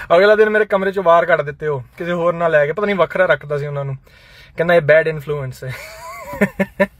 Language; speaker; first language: Punjabi; non-native, fluent; English